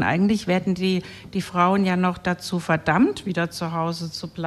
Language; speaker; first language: German; native; German